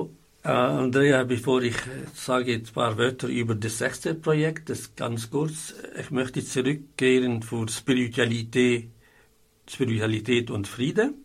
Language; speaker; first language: German; non-native, fluent; Arabic